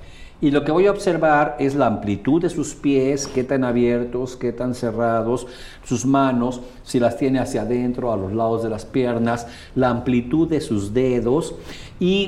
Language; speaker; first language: Spanish; native; Spanish